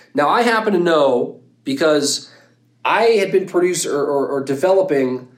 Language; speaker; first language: English; native; English